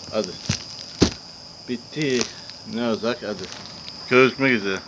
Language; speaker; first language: Turkish; non-native, learner; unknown